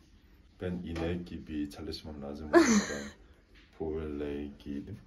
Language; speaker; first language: Turkish; non-native, learner; Korean